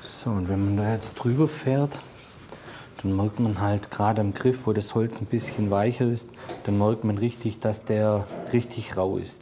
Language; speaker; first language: German; native; German